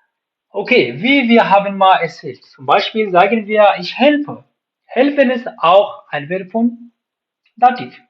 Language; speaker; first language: German; non-native, fluent; Pashto